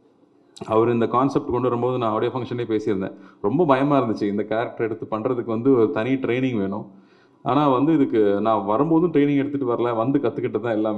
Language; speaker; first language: Tamil; native; Tamil